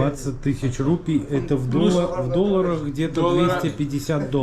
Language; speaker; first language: Russian; native; Russian